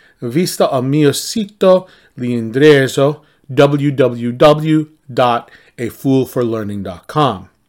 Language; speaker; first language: Italian; non-native, learner; English